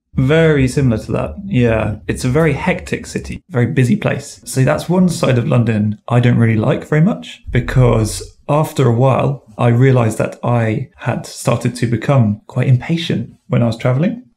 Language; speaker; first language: English; native; English